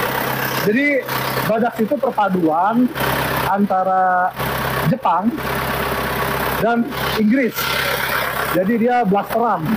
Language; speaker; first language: Indonesian; native; Indonesian